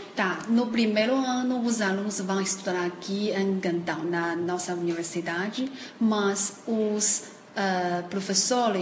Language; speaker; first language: Portuguese; non-native, fluent; Chinese